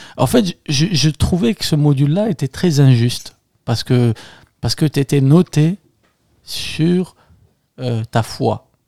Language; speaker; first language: French; non-native, local second language; Arabic